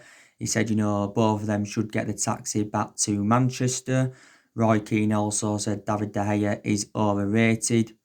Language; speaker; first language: English; native; English